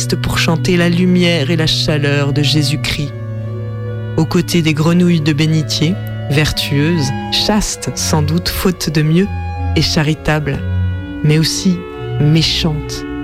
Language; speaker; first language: French; native; French